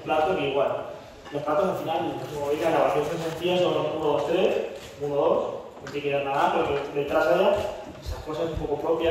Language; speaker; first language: Spanish; native; Spanish